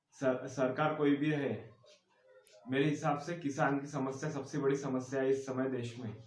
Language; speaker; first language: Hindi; non-native, local second language; Marathi